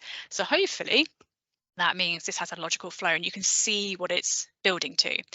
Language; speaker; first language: English; native; English